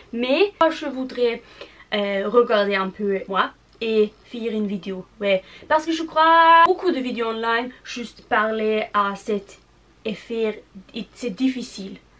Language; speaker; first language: French; non-native, learner; English